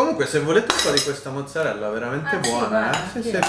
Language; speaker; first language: Italian; native; Italian